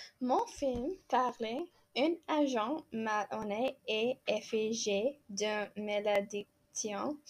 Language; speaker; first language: French; non-native, learner; English